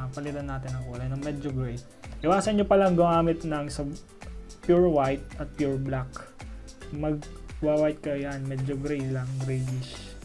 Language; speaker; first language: Filipino; non-native, local second language; Iloko